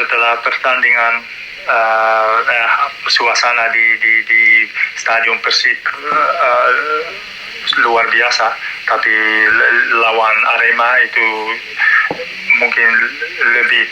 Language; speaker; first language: Indonesian; non-native, learner; Dutch